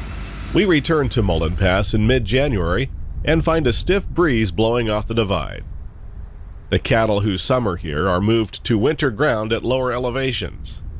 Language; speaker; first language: English; native; English